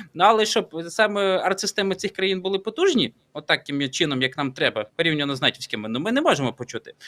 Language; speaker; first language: Ukrainian; native; Ukrainian